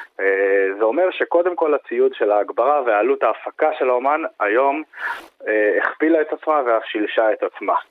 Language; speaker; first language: Hebrew; native; Hebrew